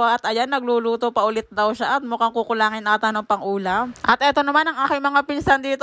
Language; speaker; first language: Filipino; native; Filipino